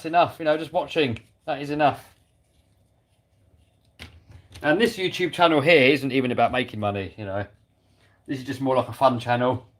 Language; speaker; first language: English; native; English